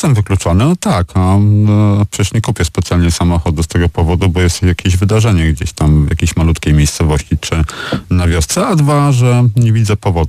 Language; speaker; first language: Polish; native; Polish